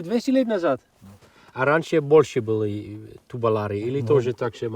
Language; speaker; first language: Russian; non-native, fluent; Dutch